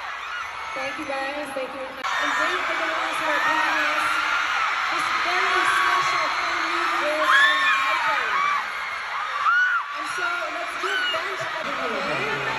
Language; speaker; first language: English; non-native, local second language; Filipino